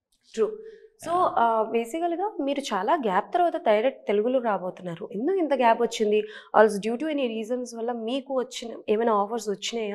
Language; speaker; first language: Telugu; native; Telugu